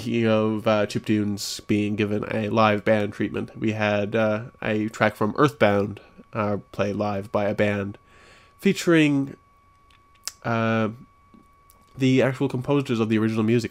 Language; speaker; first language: English; native; English